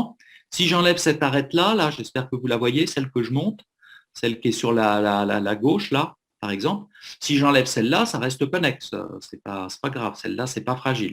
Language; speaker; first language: French; native; French